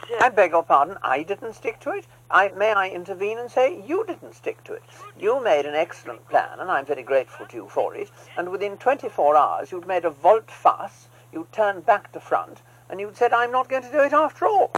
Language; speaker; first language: English; native; English